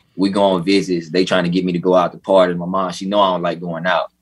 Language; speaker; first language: English; native; English